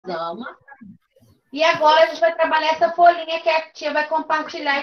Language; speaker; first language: Portuguese; native; Portuguese